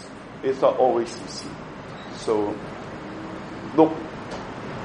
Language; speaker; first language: English; non-native, local second language; Cantonese